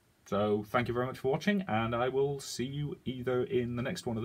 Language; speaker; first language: English; native; English